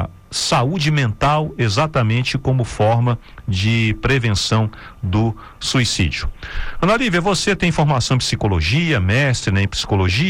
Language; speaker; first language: Portuguese; native; Portuguese